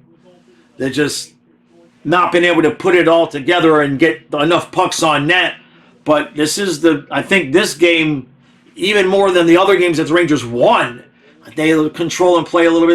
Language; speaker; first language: English; native; English